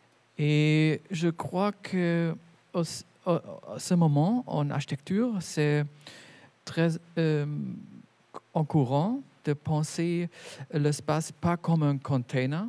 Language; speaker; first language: French; non-native, fluent; German